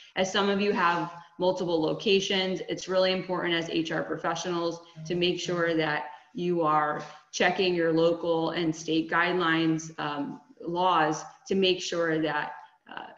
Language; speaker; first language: English; native; English